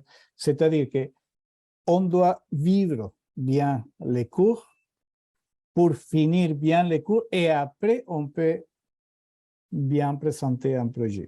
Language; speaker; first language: French; non-native, fluent; Spanish